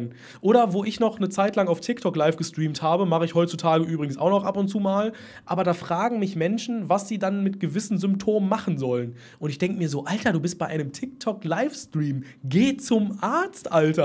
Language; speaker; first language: German; native; German